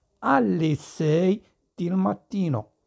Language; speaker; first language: Italian; non-native, fluent; Arabic